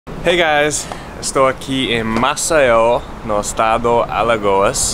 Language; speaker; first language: Portuguese; non-native, fluent; English